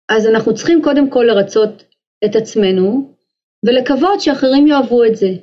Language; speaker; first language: Hebrew; native; Hebrew